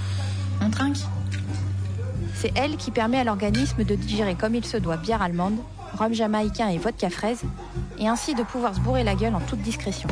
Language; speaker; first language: French; early bilingual, other home language; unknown